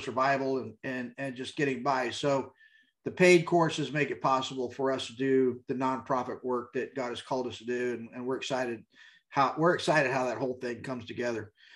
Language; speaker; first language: English; native; English